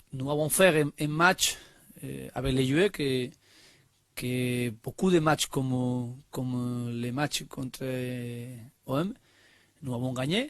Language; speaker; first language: French; non-native, learner; Spanish